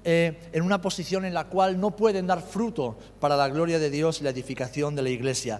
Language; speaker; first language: Spanish; native; Spanish